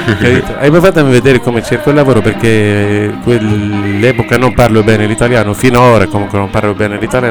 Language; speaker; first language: Italian; non-native, learner; Arabic